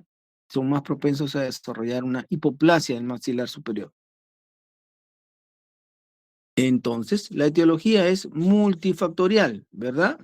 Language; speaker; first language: Spanish; native; Spanish